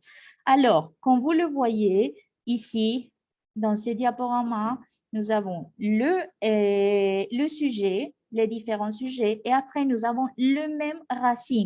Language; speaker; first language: French; non-native, fluent; Spanish